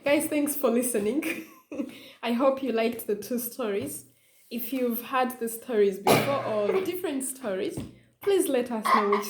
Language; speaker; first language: English; non-native, fluent; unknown